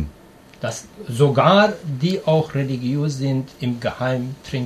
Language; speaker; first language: German; non-native, learner; Persian